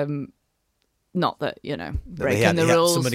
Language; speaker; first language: English; native; English